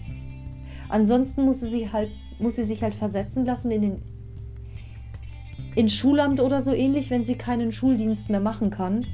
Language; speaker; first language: German; native; German